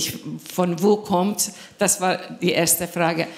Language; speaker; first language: German; non-native, fluent; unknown